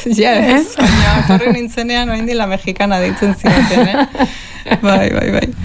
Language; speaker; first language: Basque; non-native, local second language; Spanish